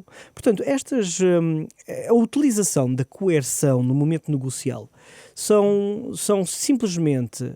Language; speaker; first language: Portuguese; native; Portuguese